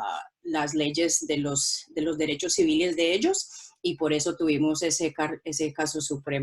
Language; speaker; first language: Spanish; non-native, local second language; English